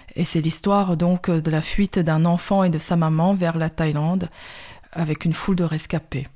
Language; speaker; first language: French; early bilingual, other home language; Khmer